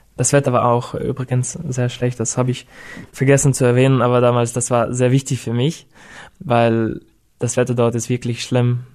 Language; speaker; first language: German; non-native, fluent; Russian